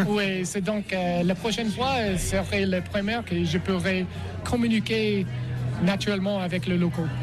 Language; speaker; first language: French; non-native, learner; English